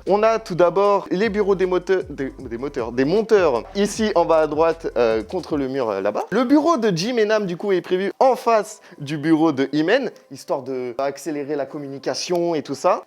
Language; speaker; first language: French; native; French